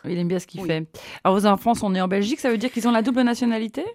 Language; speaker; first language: French; native; French